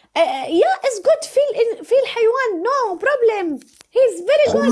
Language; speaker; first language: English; non-native, learner; Arabic